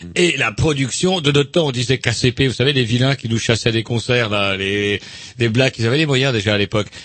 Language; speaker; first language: French; native; French